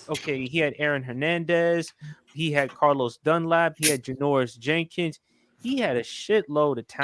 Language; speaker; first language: English; native; English